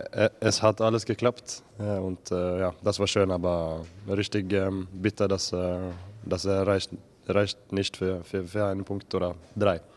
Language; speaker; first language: German; non-native, learner; Norwegian